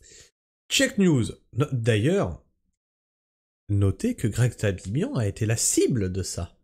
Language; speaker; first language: French; native; French